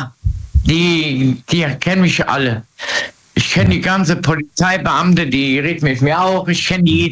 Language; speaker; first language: German; native; German